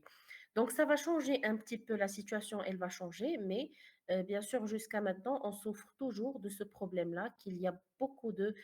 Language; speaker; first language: French; non-native, fluent; Arabic